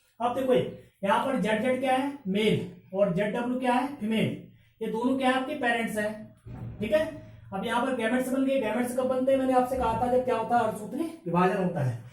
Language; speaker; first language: Hindi; native; Hindi